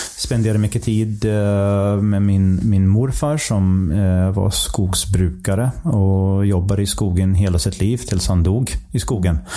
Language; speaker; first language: Swedish; non-native, fluent; English